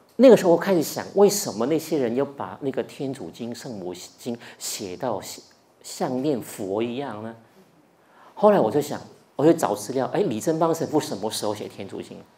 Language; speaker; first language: Chinese; non-native, local second language; Cantonese